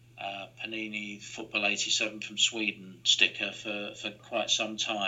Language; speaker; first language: English; native; English